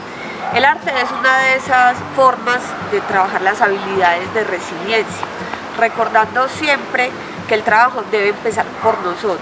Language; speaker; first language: Spanish; native; Spanish